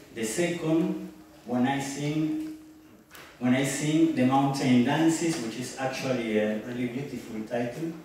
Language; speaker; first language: English; non-native, learner; Spanish